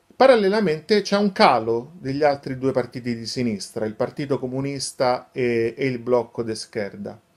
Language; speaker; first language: Italian; native; Italian